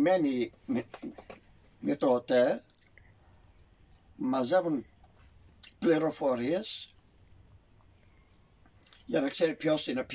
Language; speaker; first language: Greek; early bilingual, heritage; Greek